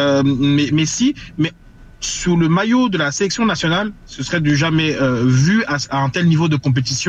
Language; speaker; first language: French; native; French